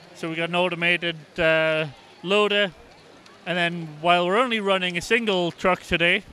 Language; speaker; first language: English; native; English